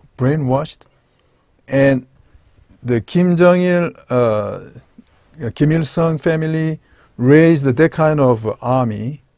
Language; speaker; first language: English; non-native, learner; Korean